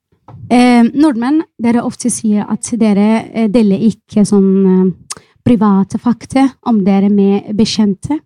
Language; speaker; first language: Norwegian; non-native, fluent; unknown